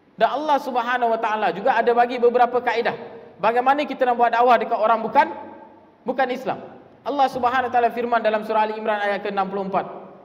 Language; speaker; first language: Malay; non-native, local second language; Tamil